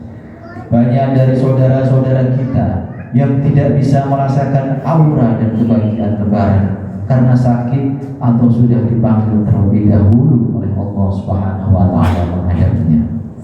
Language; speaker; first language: Indonesian; native; Indonesian